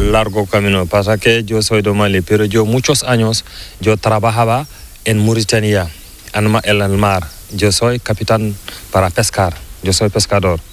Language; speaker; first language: Spanish; non-native, learner; Fula